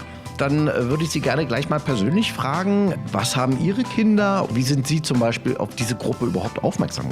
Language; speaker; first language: German; native; German